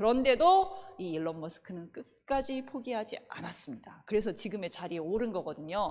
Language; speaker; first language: Korean; native; Korean